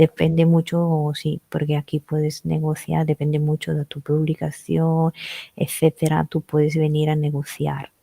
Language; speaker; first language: Spanish; non-native, fluent; Italian